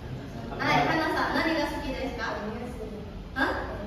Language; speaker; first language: Japanese; non-native, fluent; Indonesian